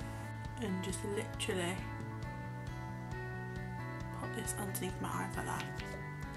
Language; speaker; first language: English; native; English